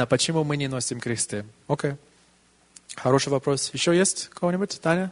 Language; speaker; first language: Russian; early bilingual, heritage; Russian